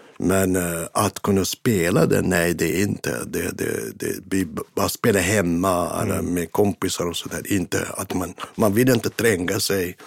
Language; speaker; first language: Swedish; non-native, fluent; Arabic